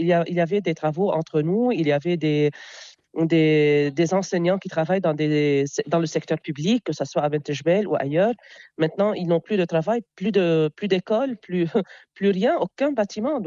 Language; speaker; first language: French; non-native, local second language; Arabic